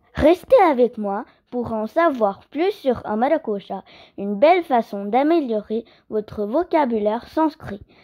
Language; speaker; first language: French; early bilingual, other home language; Kannada